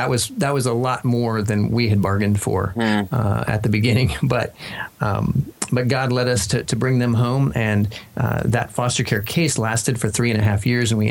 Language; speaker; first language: English; native; English